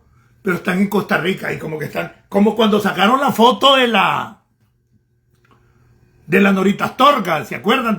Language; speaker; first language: Spanish; native; Spanish